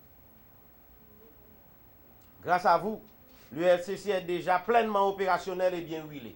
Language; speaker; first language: French; non-native, local second language; Haitian Creole